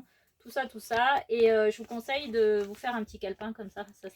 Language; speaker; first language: French; native; French